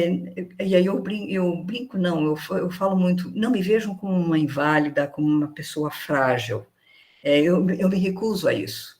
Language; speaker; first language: Portuguese; native; Portuguese